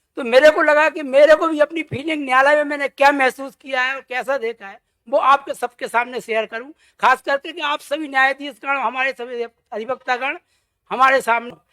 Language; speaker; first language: Hindi; native; Hindi